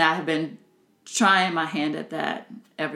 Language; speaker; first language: English; native; English